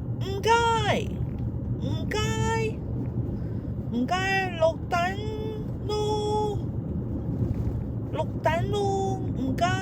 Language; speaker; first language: Cantonese; non-native, learner; Japanese